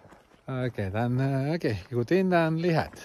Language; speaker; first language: Indonesian; non-native, learner; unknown